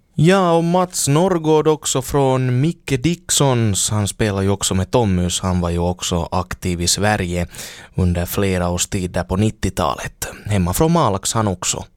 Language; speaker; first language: Swedish; native; Swedish